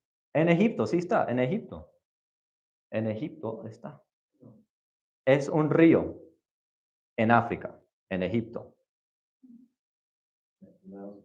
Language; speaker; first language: Spanish; non-native, fluent; English